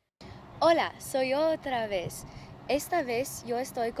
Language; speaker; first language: Spanish; non-native, learner; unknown